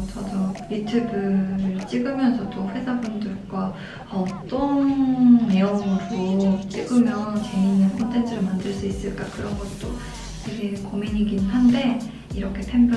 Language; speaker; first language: Korean; non-native, fluent; Japanese